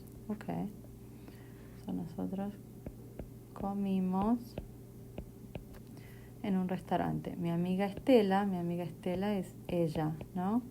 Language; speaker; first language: Spanish; non-native, fluent; English